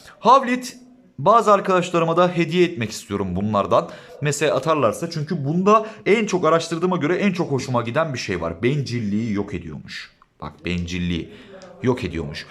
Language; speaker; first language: Turkish; native; Turkish